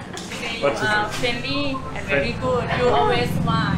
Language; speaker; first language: English; non-native, learner; Thai